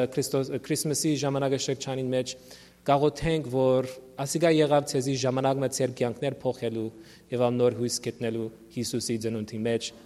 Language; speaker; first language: Armenian; early bilingual, heritage; Armenian